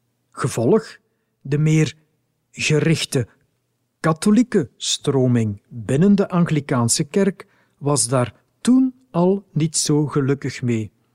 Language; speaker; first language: Dutch; native; Dutch